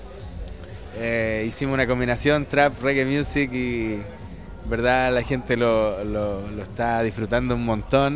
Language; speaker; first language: Spanish; native; Spanish